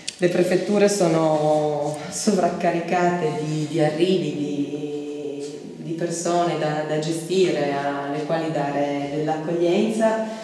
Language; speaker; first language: Italian; native; Italian